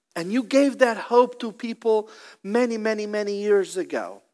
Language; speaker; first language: English; non-native, fluent; Portuguese